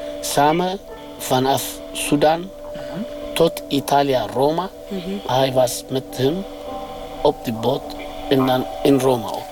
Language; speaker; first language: Dutch; non-native, learner; Tigrinya